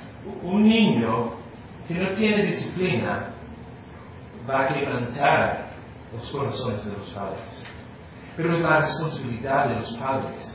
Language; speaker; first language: Spanish; non-native, fluent; English